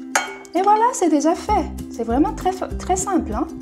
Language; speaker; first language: French; non-native, fluent; Korean